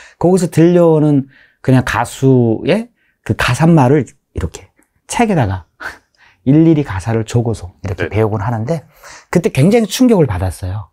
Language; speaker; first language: Korean; native; Korean